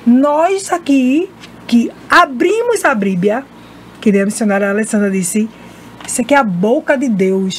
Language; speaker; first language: Portuguese; native; Portuguese